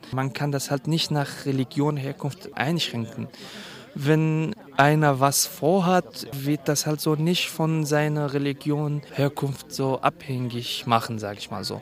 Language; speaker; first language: German; non-native, fluent; Kurdish